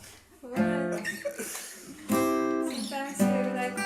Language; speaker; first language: English; non-native, learner; Russian